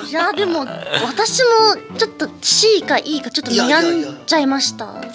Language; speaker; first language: Japanese; non-native, fluent; English